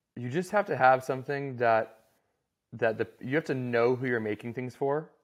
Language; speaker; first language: English; native; English